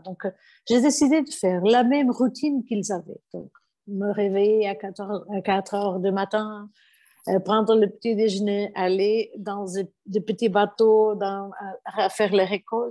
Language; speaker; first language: French; non-native, fluent; Portuguese